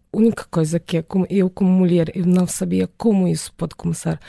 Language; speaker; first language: Portuguese; non-native, fluent; Ukrainian